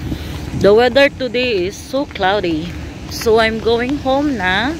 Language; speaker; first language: English; non-native, local second language; Filipino